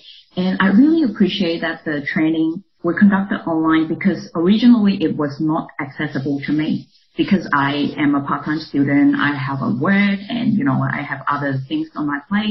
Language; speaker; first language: English; non-native, local second language; Cantonese